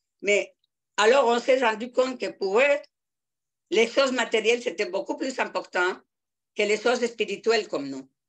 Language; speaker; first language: French; non-native, fluent; Spanish